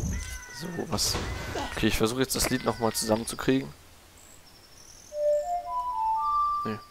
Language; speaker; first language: German; native; German